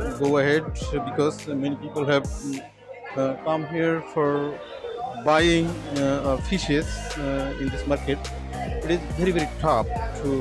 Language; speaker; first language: English; non-native, learner; Bangla